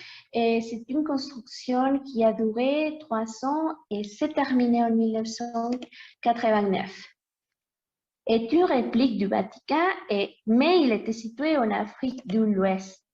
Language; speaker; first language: French; non-native, learner; Portuguese